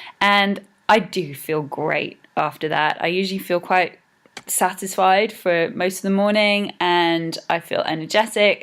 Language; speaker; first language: English; native; English